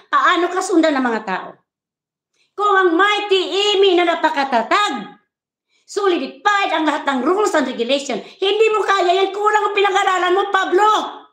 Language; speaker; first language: Filipino; native; Filipino